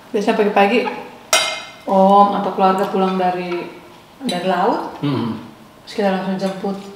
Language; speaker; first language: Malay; non-native, local second language; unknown